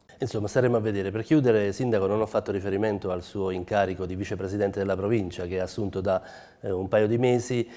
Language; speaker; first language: Italian; native; Italian